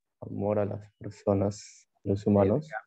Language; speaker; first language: Spanish; native; Spanish